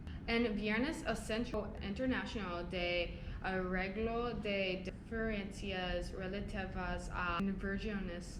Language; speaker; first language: Spanish; non-native, learner; English